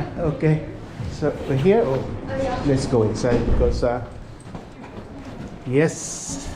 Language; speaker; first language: English; non-native, local second language; Filipino